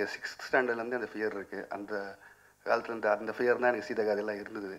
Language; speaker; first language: Tamil; non-native, local second language; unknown